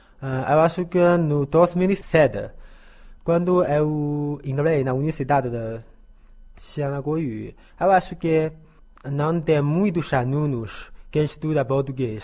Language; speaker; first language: Portuguese; non-native, learner; Chinese